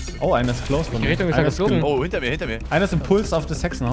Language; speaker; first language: German; native; German